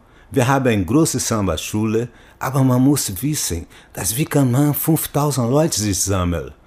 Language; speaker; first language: German; non-native, learner; Portuguese